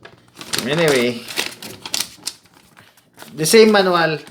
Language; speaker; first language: English; non-native, local second language; Filipino